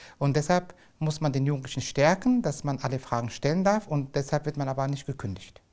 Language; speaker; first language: German; native; German